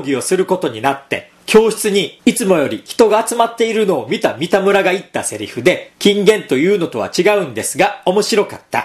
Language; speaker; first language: Japanese; native; Japanese